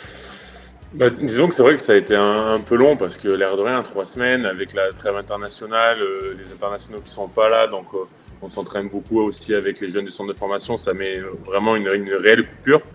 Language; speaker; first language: French; native; French